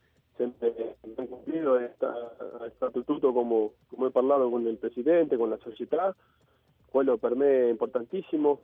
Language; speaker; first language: Italian; non-native, fluent; Spanish